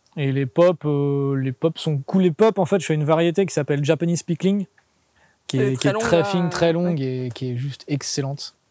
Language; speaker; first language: French; native; French